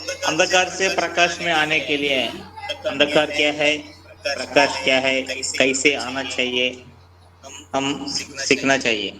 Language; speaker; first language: Hindi; non-native, local second language; Telugu